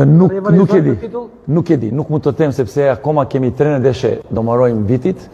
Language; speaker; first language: Albanian; non-native, learner; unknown